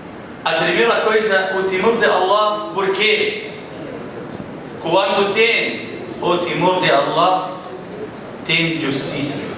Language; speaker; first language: Portuguese; non-native, learner; Arabic